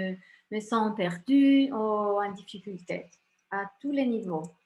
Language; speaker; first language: French; non-native, fluent; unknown